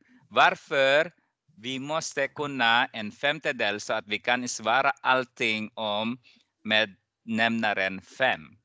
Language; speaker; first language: Swedish; non-native, fluent; Arabic